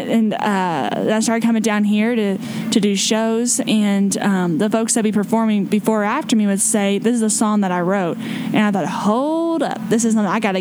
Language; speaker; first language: English; native; English